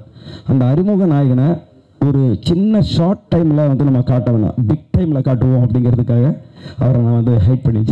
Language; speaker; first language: Tamil; native; Tamil